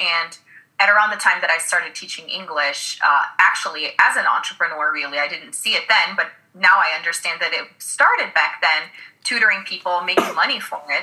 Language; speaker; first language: English; non-native, fluent; Portuguese